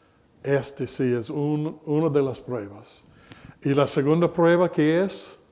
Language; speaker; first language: Spanish; non-native, fluent; English